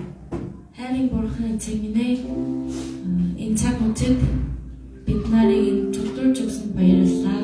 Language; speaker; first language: Mongolian; non-native, fluent; Korean